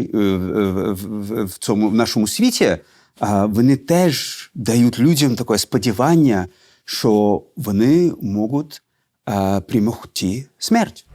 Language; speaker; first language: Ukrainian; non-native, learner; Russian